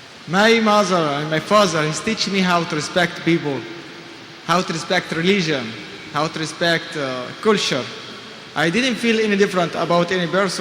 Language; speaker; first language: English; non-native, fluent; Arabic